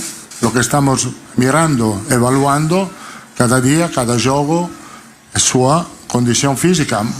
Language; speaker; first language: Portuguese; non-native, learner; Italian